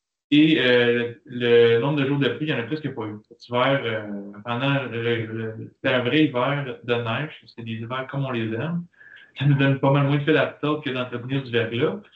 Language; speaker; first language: French; native; French